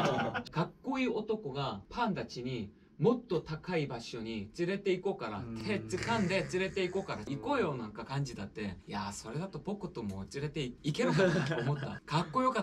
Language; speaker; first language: Japanese; non-native, fluent; Korean